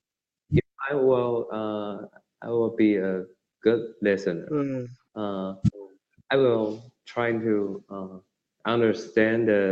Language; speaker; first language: English; non-native, learner; Chinese